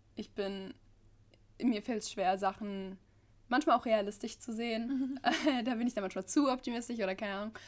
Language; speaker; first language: German; early bilingual, other home language; English